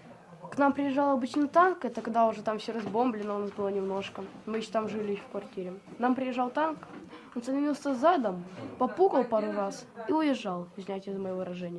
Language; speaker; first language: Russian; native; Russian